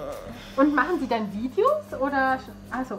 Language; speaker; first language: German; native; German